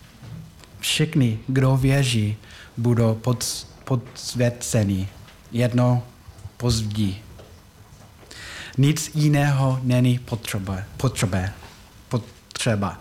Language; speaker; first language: Czech; non-native, learner; English